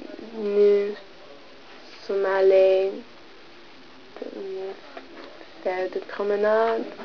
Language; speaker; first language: French; non-native, learner; English